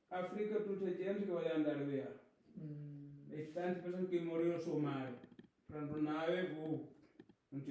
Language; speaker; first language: Italian; non-native, learner; Punjabi